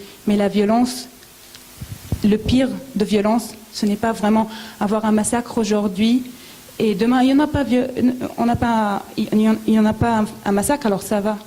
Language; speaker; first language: French; non-native, fluent; Arabic